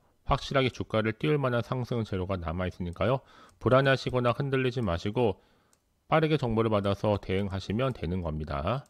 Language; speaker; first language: Korean; native; Korean